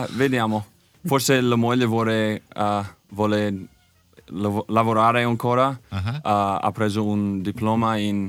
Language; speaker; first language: Italian; non-native, learner; English